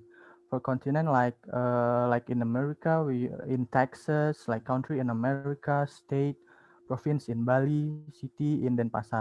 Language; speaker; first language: English; non-native, learner; Indonesian